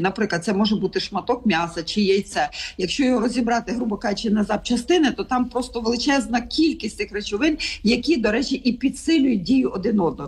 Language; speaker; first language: Ukrainian; native; Ukrainian